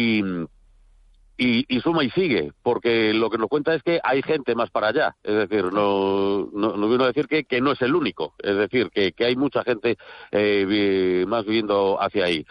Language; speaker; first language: Spanish; native; Spanish